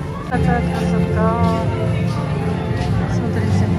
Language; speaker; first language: Russian; native; Russian